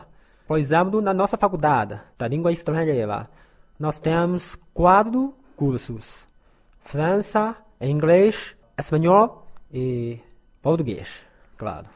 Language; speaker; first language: Portuguese; non-native, learner; Chinese